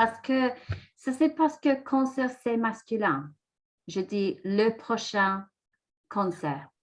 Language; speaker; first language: French; non-native, learner; English